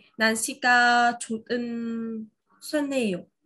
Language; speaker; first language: Korean; non-native, learner; Vietnamese